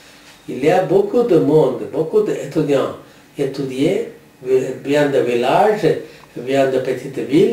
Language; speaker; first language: French; non-native, learner; Tamil